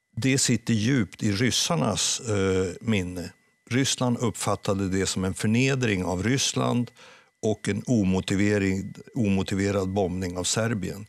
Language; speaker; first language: Swedish; native; Swedish